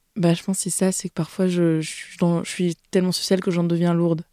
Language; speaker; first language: French; native; French